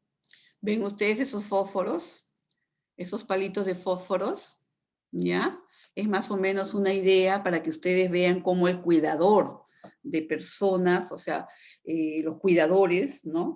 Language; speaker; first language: Spanish; native; Spanish